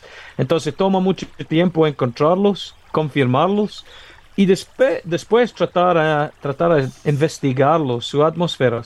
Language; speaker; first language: Spanish; non-native, fluent; English